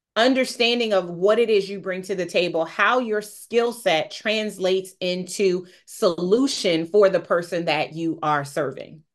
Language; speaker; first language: English; native; English